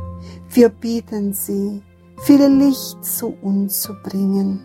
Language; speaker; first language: German; non-native, fluent; Portuguese